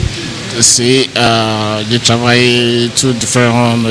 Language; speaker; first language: French; non-native, learner; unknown